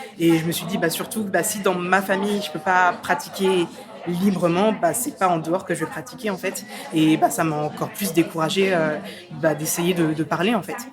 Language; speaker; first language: French; native; French